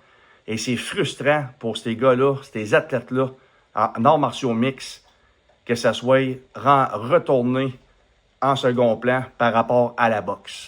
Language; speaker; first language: French; native; French